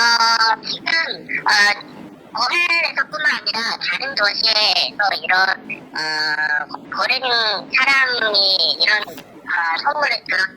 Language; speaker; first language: Korean; non-native, fluent; Chinese